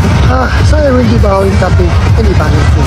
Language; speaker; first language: Indonesian; non-native, learner; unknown